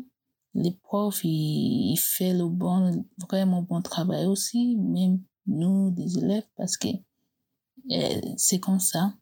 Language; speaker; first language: French; non-native, learner; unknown